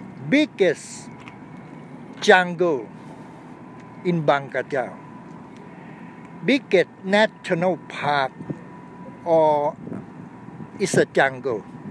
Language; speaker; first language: English; non-native, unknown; Thai